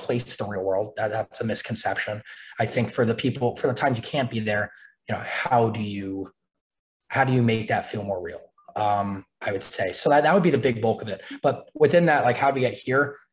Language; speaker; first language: English; native; English